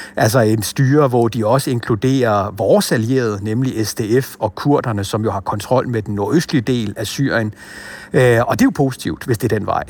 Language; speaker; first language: Danish; native; Danish